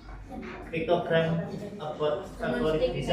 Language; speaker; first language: English; non-native, learner; Indonesian